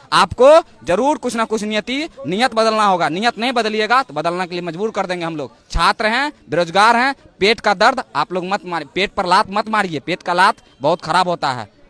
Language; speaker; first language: Hindi; native; Hindi